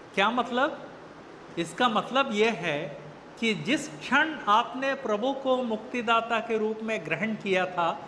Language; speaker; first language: Hindi; native; Hindi